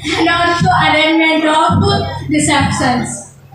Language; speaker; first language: English; non-native, learner; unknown